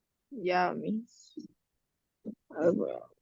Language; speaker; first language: Spanish; native; Spanish